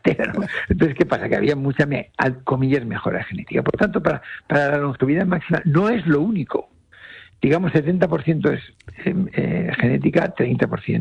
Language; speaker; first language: Spanish; native; Spanish